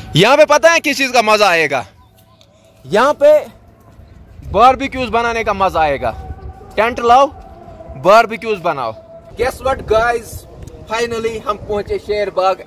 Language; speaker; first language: Hindi; non-native, local second language; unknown